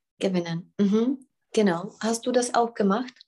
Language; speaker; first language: German; non-native, fluent; Czech